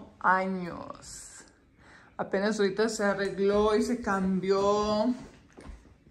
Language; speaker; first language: Spanish; native; Spanish